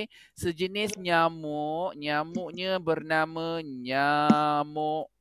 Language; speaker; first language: Malay; native; Malay